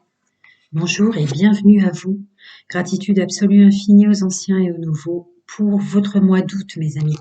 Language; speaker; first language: French; native; French